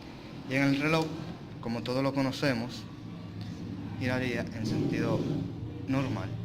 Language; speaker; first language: Spanish; native; Spanish